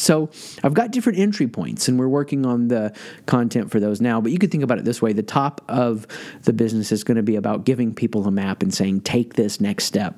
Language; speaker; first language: English; native; English